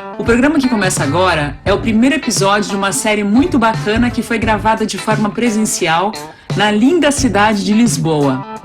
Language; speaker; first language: Portuguese; native; Portuguese